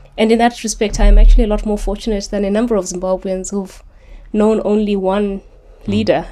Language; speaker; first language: English; non-native, local second language; Shona